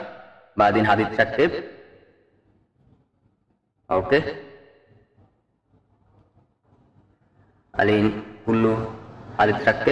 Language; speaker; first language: Arabic; non-native, learner; Bangla